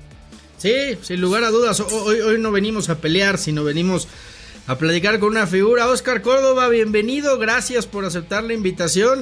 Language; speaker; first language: Spanish; native; Spanish